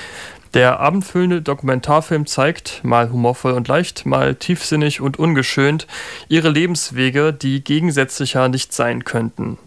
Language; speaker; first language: German; native; German